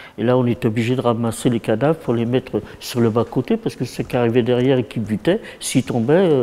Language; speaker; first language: French; early bilingual, other home language; Yiddish